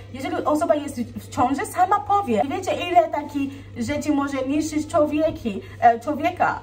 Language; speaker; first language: Polish; non-native, fluent; Swahili